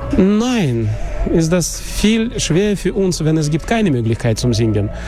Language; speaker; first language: German; non-native, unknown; Russian